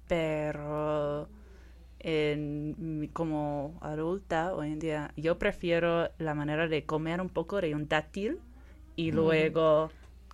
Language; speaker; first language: Spanish; non-native, fluent; English